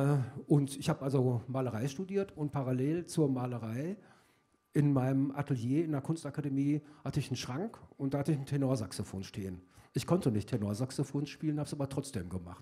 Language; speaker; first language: German; native; German